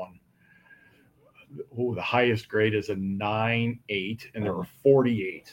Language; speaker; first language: English; native; English